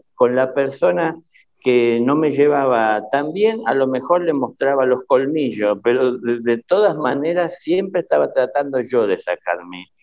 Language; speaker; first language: Spanish; native; Spanish